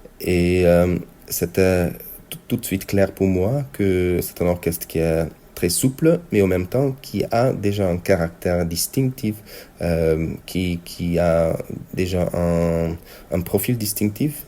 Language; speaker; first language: French; non-native, fluent; Hungarian